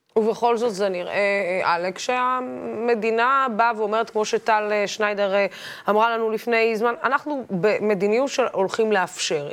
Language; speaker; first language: Hebrew; non-native, local second language; Arabic